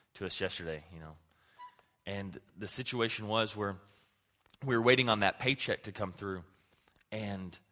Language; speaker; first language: English; native; English